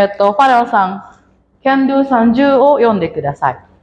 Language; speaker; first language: Japanese; non-native, fluent; Indonesian